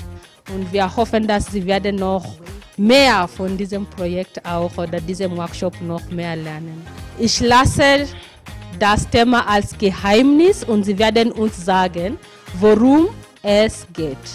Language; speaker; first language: German; non-native, fluent; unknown